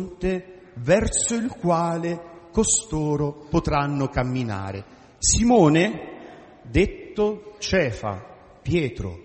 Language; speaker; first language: Italian; native; Italian